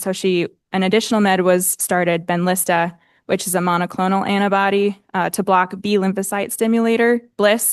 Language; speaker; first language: English; native; English